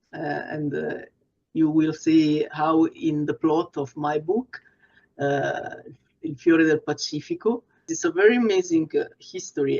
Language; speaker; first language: English; non-native, fluent; Italian